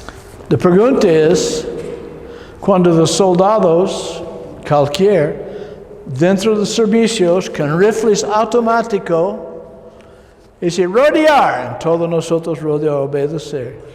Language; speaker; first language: Spanish; non-native, learner; English